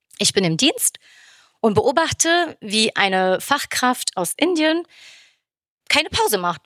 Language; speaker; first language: German; early bilingual, other home language; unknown